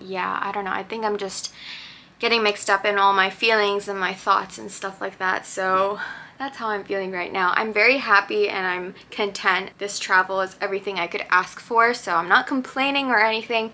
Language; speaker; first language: English; early bilingual, other home language; Japanese